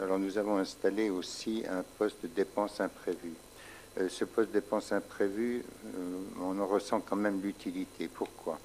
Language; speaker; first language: French; native; French